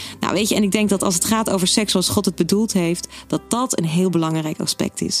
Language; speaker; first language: Dutch; native; Dutch